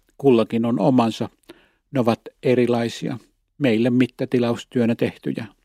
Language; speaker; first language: Finnish; native; Finnish